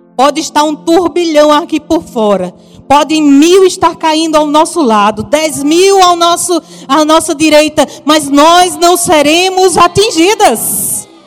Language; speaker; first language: Portuguese; native; Portuguese